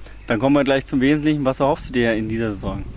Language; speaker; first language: German; native; German